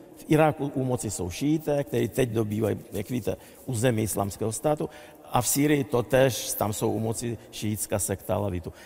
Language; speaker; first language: Czech; non-native, fluent; Russian